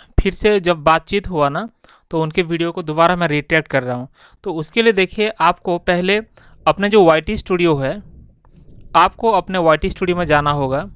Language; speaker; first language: Hindi; non-native, local second language; Bangla